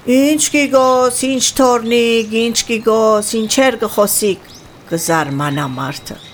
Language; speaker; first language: Armenian; early bilingual, heritage; Armenian